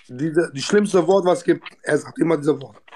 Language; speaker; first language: German; non-native, learner; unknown